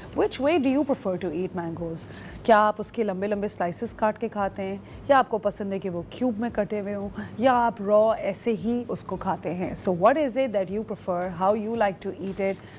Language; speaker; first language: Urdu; native; Urdu